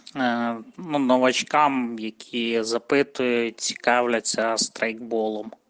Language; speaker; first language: Ukrainian; native; Ukrainian